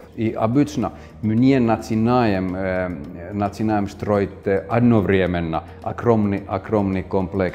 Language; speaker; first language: Russian; non-native, fluent; Finnish